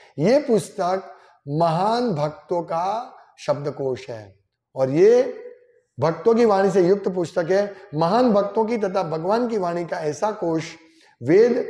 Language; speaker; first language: Hindi; non-native, local second language; Gujarati